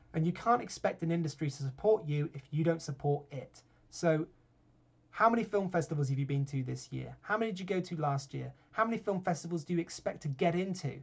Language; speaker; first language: English; native; English